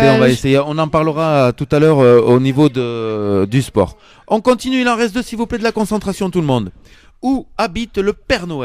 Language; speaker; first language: French; native; French